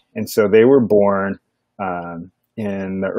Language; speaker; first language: English; native; English